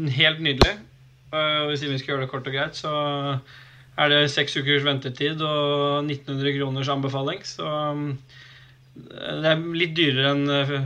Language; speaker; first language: Norwegian; native; Norwegian